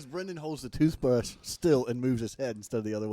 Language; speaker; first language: English; native; English